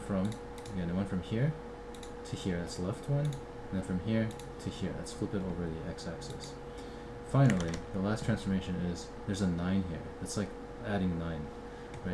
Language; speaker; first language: English; native; English